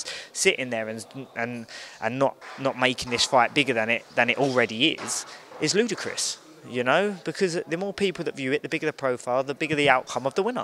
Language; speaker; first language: English; native; English